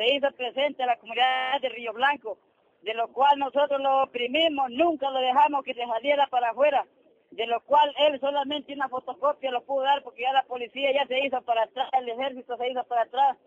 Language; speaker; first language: Spanish; native; Spanish